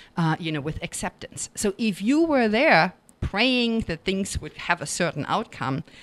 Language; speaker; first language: English; non-native, fluent; German